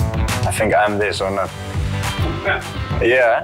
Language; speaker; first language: English; non-native, fluent; Dutch